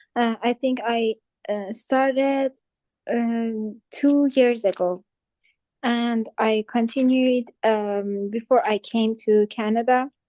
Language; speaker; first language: English; non-native, fluent; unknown